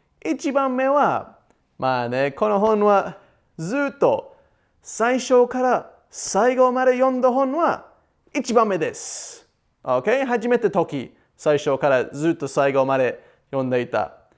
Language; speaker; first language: Japanese; non-native, learner; English